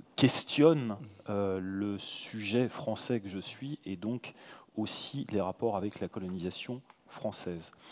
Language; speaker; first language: French; native; French